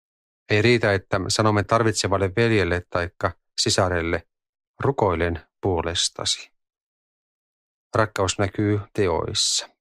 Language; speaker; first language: Finnish; native; Finnish